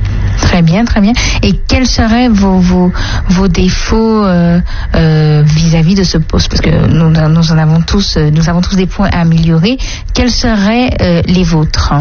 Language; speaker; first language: French; native; French